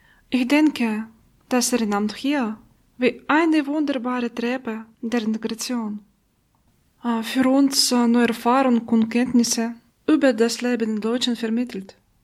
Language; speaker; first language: German; non-native, learner; Russian